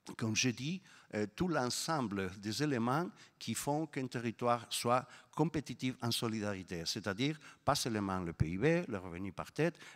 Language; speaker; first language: French; non-native, fluent; Spanish